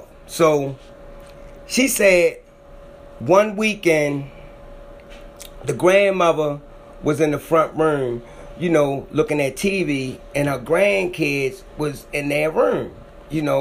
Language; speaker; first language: English; native; English